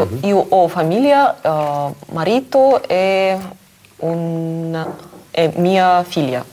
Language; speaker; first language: Italian; non-native, learner; Russian